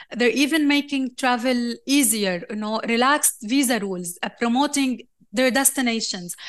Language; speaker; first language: English; non-native, fluent; Arabic